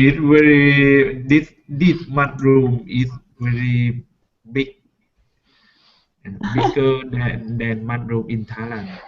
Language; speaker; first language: English; non-native, learner; Thai